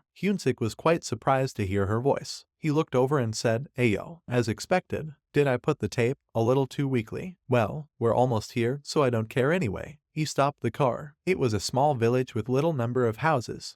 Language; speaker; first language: English; non-native, local second language; Hindi